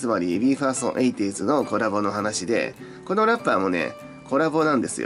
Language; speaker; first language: Japanese; native; Japanese